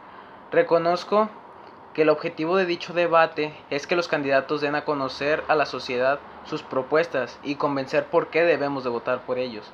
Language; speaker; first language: Spanish; native; Spanish